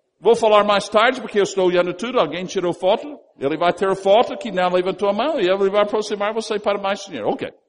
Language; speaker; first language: Portuguese; non-native, fluent; English